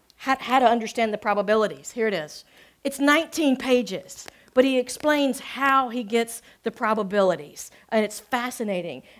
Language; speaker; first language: English; native; English